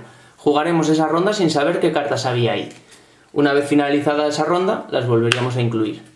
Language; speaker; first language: Spanish; native; Spanish